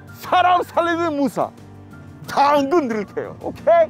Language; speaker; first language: Korean; non-native, learner; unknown